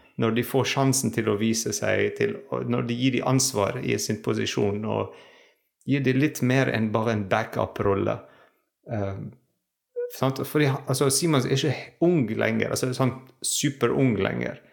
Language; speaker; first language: Norwegian; non-native, fluent; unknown